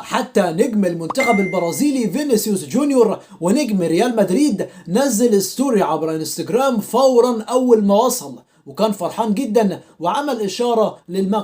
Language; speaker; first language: Arabic; native; Arabic